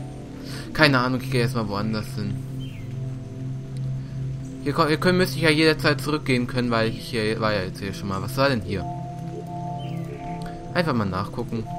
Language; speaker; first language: German; native; German